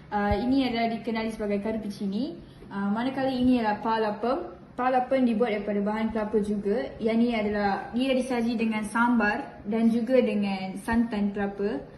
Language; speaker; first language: Malay; non-native, local second language; Malayalam